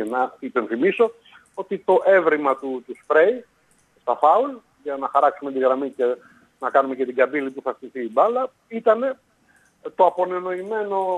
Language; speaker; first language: Greek; native; Greek